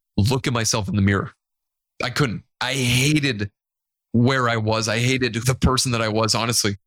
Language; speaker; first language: English; non-native, fluent; Spanish